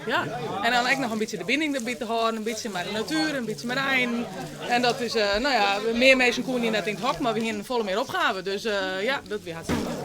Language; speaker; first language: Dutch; non-native, local second language; Western Frisian